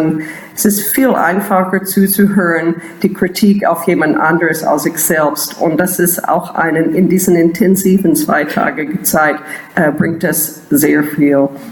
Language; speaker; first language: German; non-native, fluent; English